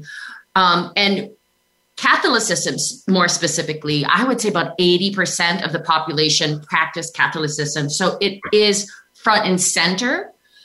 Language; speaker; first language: English; non-native, local second language; Filipino